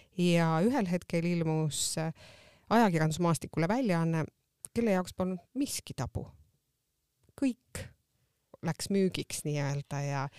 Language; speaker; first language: Estonian; native; Estonian